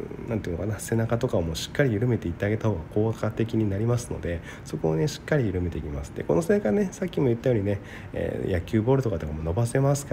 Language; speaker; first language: Japanese; native; Japanese